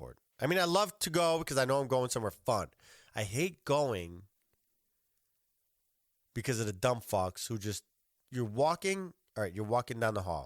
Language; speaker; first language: English; native; English